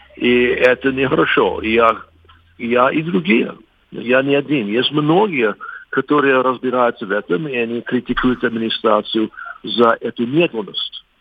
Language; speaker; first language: Russian; non-native, fluent; English